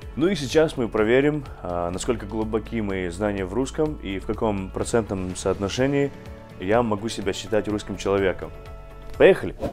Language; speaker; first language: Russian; non-native, fluent; English